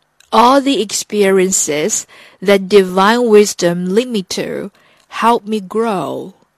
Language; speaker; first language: English; non-native, fluent; Chinese